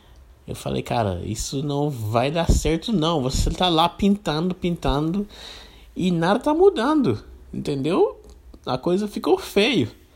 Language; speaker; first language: Portuguese; non-native, fluent; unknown